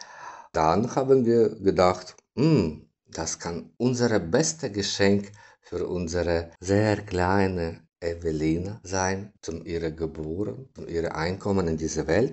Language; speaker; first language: German; non-native, learner; Ukrainian